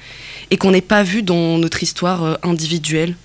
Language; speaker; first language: French; non-native, local second language; Arabic